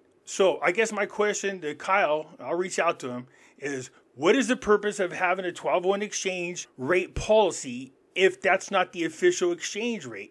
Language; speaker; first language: English; native; English